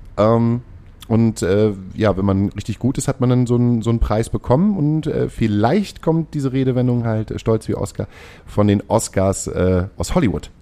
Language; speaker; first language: German; native; German